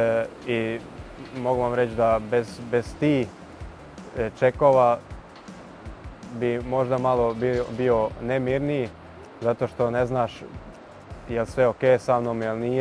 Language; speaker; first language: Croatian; early bilingual, heritage; Croatian